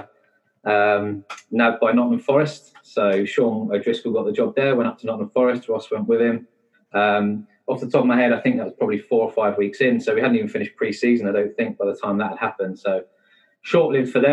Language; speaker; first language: English; native; English